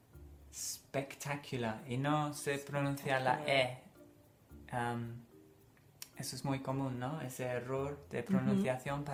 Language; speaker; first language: Spanish; non-native, fluent; English